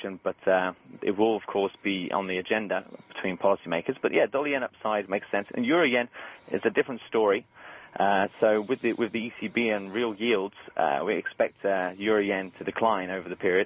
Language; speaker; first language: English; native; English